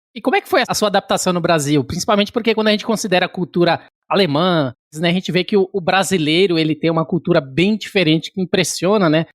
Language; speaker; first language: Portuguese; native; Portuguese